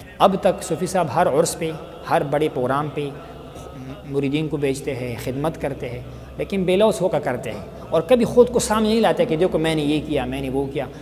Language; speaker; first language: Urdu; non-native, local second language; Pashto